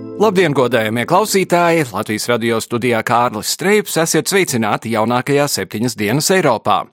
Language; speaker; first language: Latvian; early bilingual, heritage; Latvian